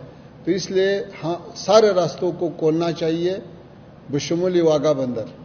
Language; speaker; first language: Hindi; non-native, learner; Pashto